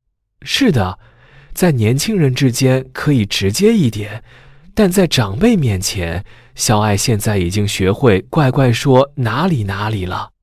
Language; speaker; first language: Chinese; native; Chinese